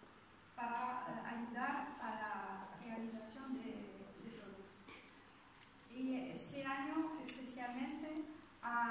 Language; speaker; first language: Spanish; non-native, fluent; French